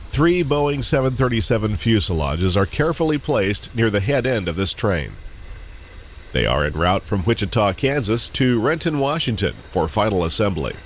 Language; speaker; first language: English; native; English